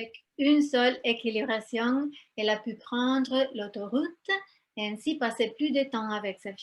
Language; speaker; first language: French; non-native, fluent; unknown